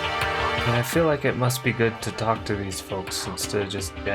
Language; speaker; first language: English; native; English